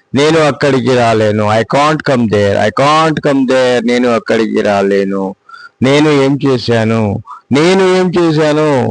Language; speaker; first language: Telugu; non-native, fluent; Hindi